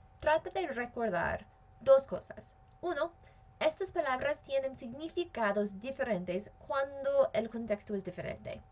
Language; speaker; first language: Spanish; non-native, fluent; English